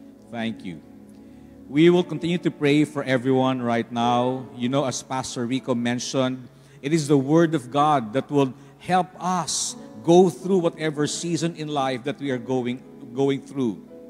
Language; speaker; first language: English; non-native, local second language; Filipino